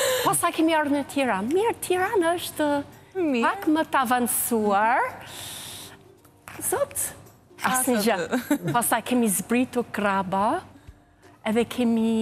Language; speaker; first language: Albanian; non-native, fluent; English